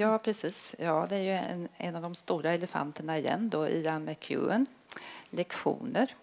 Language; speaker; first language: Swedish; native; Swedish